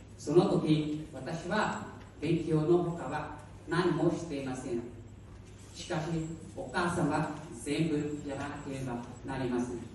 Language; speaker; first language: Japanese; non-native, learner; Hmong